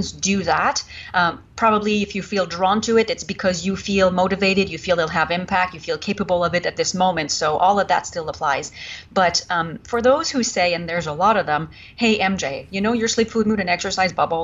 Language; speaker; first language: English; non-native, fluent; French